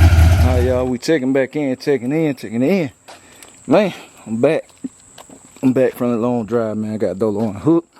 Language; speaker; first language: English; native; English